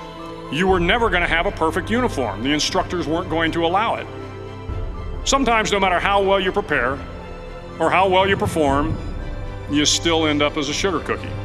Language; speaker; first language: English; native; English